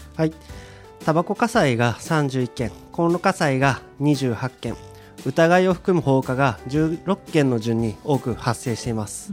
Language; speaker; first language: Japanese; native; Japanese